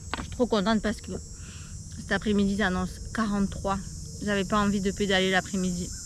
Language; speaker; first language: French; native; French